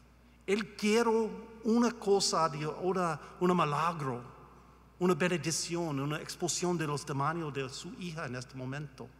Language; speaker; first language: Spanish; non-native, learner; English